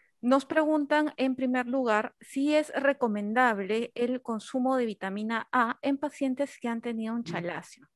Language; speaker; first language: Spanish; native; Spanish